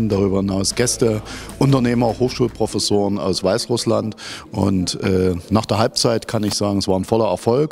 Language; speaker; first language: German; native; German